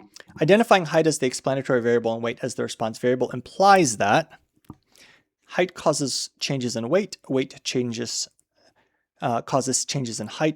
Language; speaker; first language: English; native; English